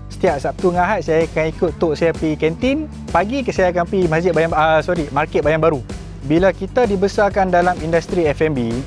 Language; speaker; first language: Malay; native; Malay